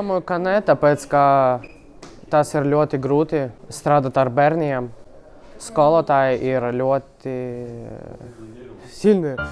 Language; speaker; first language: Latvian; non-native, local second language; Russian